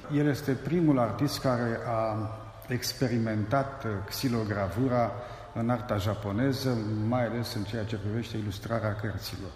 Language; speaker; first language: Romanian; native; Romanian